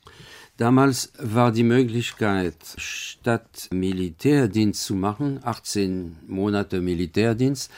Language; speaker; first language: German; non-native, fluent; French